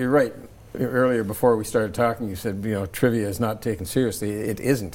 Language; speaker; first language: English; native; English